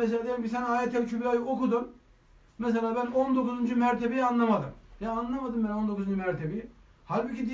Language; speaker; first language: Turkish; native; Turkish